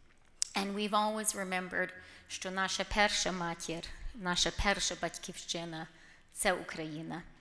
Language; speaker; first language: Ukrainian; early bilingual, heritage; Ukrainian